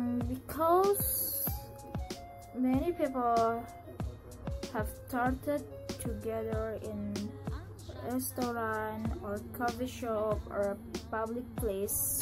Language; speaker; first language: English; non-native, learner; Indonesian